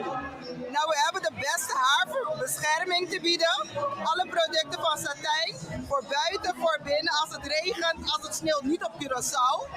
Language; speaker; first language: Dutch; non-native, local second language; Papiamento